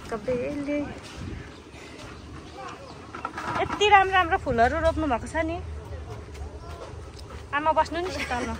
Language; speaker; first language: Nepali; native; Nepali